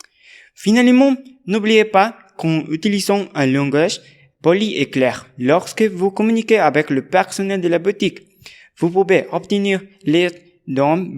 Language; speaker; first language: French; non-native, learner; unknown